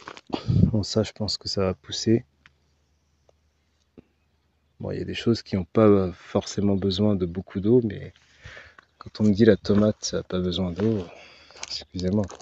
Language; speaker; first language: French; native; French